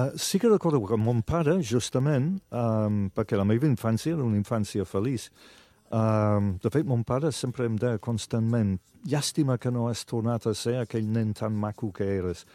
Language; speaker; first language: Catalan; non-native, fluent; English